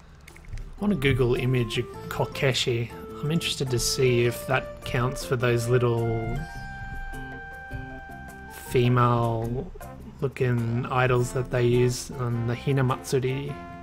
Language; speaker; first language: English; native; English